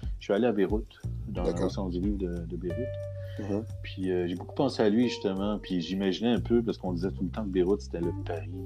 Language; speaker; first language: French; native; French